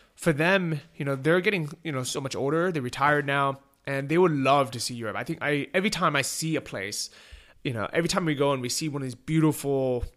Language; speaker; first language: English; native; English